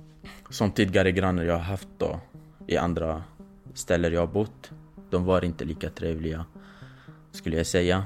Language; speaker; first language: Swedish; non-native, fluent; Kurdish